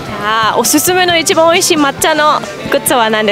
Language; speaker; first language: Japanese; non-native, fluent; English